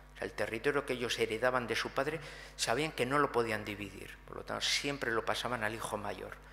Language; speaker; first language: Spanish; native; Spanish